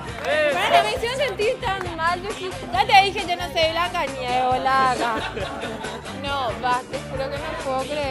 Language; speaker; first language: Spanish; native; Spanish